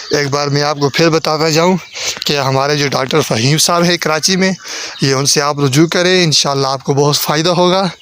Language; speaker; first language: Urdu; non-native, local second language; Northern Hindko